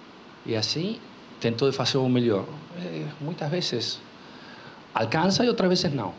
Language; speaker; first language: Portuguese; non-native, local second language; Spanish